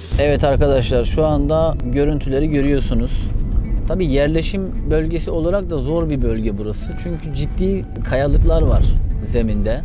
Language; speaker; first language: Turkish; native; Turkish